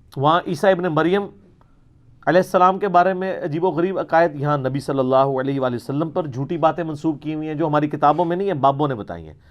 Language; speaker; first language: Urdu; non-native, local second language; Punjabi